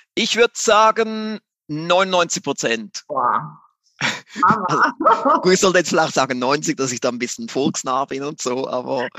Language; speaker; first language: German; native; German